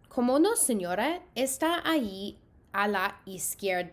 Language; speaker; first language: Spanish; non-native, fluent; English